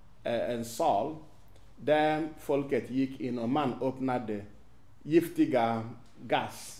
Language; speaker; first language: Swedish; non-native, fluent; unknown